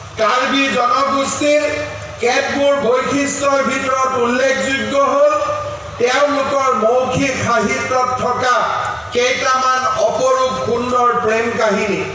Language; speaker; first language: Assamese; non-native, local second language; Karbi